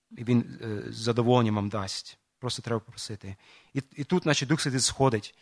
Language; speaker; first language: Ukrainian; non-native, fluent; English